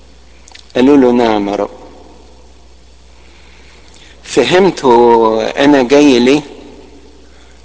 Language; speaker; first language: Arabic; native; Arabic